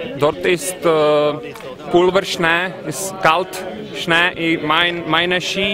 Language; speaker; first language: German; non-native, learner; Czech